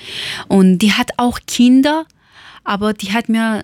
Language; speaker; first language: German; non-native, learner; Persian